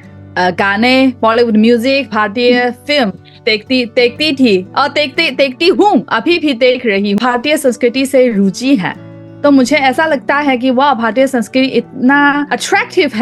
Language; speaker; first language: Hindi; non-native, learner; Chinese